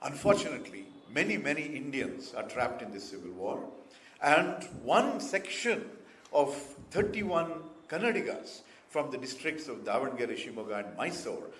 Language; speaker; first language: English; non-native, local second language; Kannada